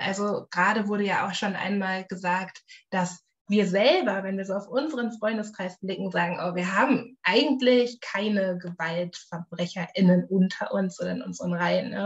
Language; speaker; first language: German; native; German